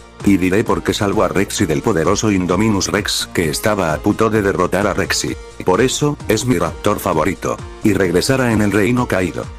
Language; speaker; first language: Spanish; native; Spanish